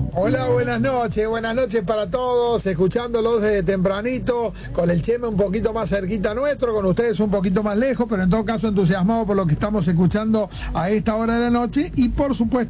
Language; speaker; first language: Spanish; native; Spanish